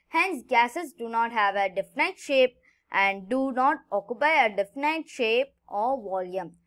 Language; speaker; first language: English; non-native, local second language; Tamil